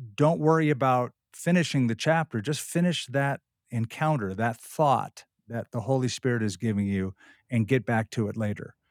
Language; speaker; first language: English; native; English